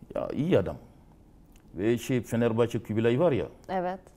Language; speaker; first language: Turkish; non-native, learner; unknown